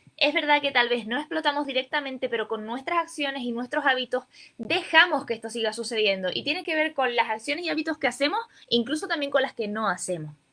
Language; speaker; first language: Spanish; native; Spanish